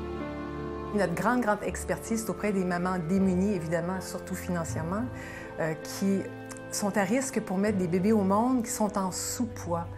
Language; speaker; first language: French; native; French